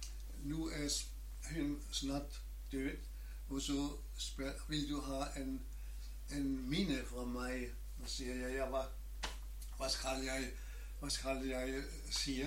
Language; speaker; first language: Danish; non-native, learner; German